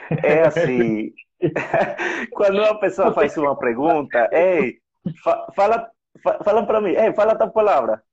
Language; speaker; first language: Portuguese; non-native, fluent; Spanish